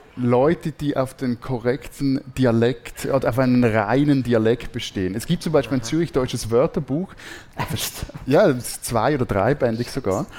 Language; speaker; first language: German; native; German